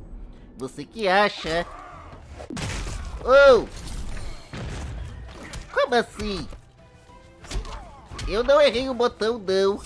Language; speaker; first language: Portuguese; native; Portuguese